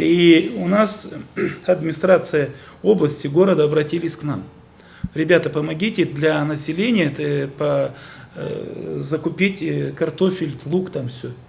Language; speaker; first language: Russian; native; Russian